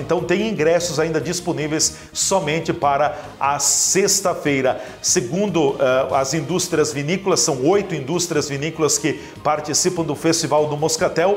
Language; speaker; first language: Portuguese; native; Portuguese